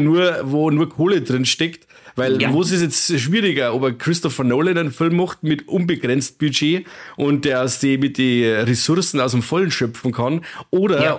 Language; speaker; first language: German; native; German